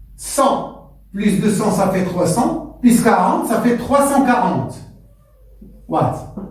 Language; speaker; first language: French; non-native, local second language; Arabic